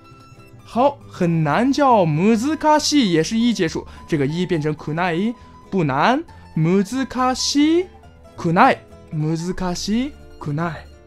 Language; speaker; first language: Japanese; non-native, fluent; Chinese